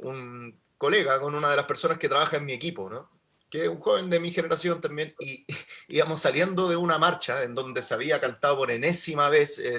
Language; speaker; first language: Spanish; native; Spanish